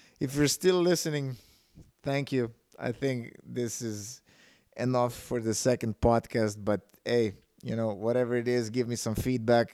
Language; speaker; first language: English; non-native, fluent; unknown